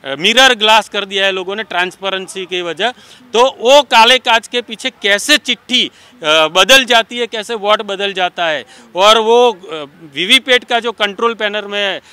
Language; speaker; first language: Hindi; non-native, local second language; Gujarati